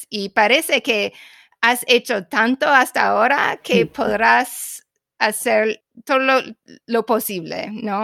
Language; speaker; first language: Spanish; non-native, fluent; English